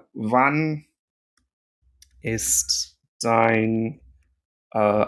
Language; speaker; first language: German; non-native, fluent; English